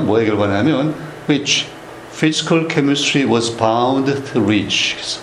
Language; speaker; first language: English; non-native, fluent; Korean